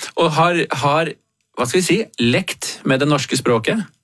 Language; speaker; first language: Norwegian; native; Norwegian